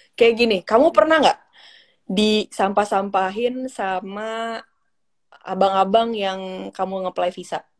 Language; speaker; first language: Indonesian; native; Indonesian